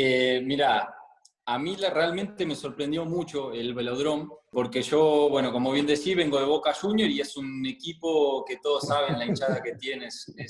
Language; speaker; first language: Spanish; native; Spanish